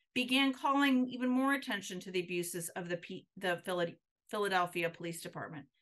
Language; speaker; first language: English; native; English